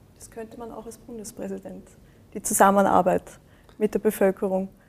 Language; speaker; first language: German; native; German